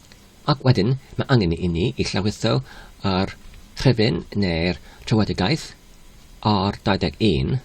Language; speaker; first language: Welsh; non-native, learner; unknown